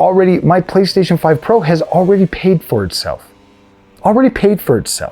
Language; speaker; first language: English; native; English